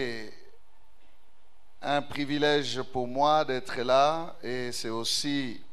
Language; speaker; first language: French; non-native, local second language; Swahili